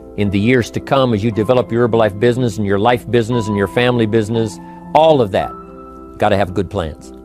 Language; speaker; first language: English; native; English